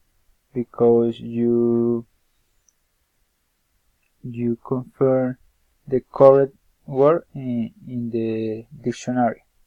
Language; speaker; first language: English; non-native, learner; Spanish